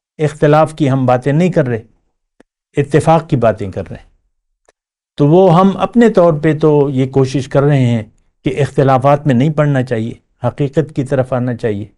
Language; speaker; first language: Urdu; non-native, local second language; Pashto